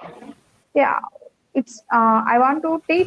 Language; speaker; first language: English; non-native, learner; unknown